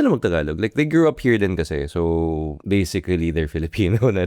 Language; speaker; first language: Filipino; native; Filipino